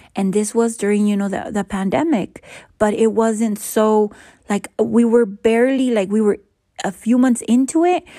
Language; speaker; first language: English; early bilingual, other home language; Spanish